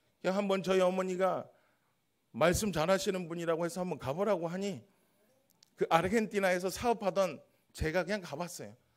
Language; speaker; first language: Korean; native; Korean